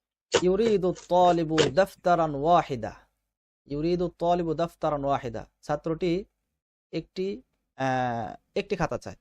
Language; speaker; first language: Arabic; non-native, fluent; Bangla